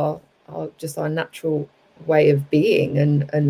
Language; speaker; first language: English; native; English